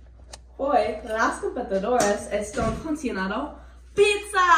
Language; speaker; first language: Spanish; non-native, learner; English